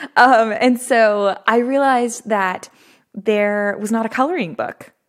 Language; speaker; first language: English; native; English